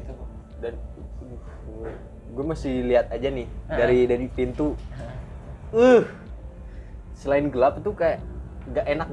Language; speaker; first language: Indonesian; native; Indonesian